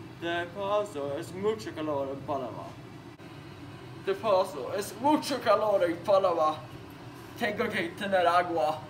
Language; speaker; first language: Spanish; non-native, learner; Swedish